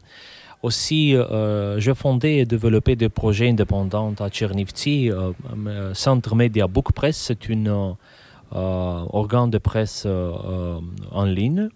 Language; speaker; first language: French; non-native, fluent; Romanian